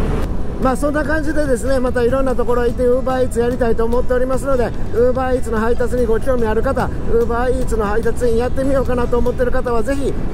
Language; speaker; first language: Japanese; native; Japanese